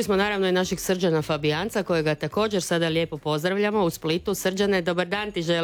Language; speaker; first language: Croatian; native; Croatian